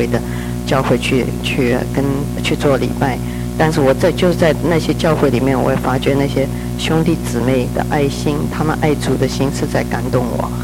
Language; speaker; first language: Chinese; early bilingual, heritage; Chinese